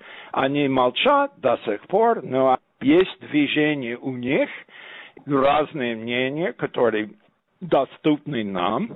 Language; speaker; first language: Russian; non-native, fluent; English